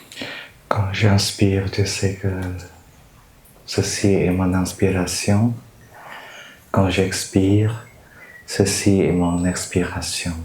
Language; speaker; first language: French; non-native, fluent; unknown